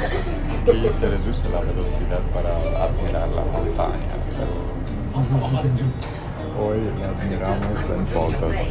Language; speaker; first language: Spanish; non-native, fluent; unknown